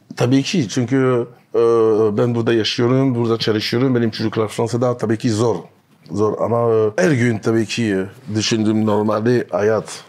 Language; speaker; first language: Turkish; non-native, learner; French